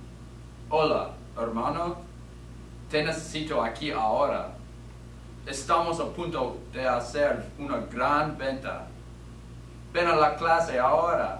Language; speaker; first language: Spanish; non-native, learner; English